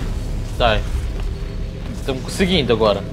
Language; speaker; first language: Portuguese; native; Portuguese